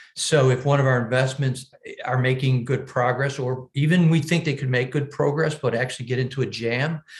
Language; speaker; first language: English; native; English